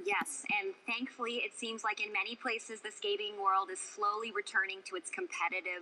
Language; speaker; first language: English; native; English